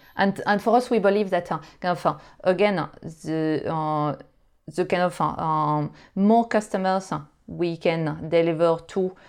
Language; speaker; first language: English; non-native, fluent; French